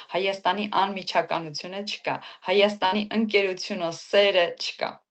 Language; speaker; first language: Armenian; native; Armenian